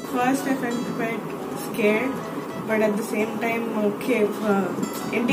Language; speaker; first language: English; non-native, local second language; Telugu